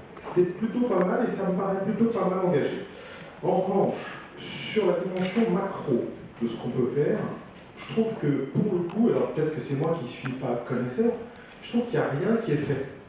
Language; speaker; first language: French; native; French